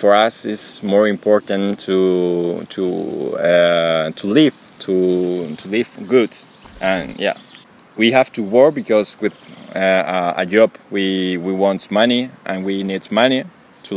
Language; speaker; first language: English; non-native, learner; Spanish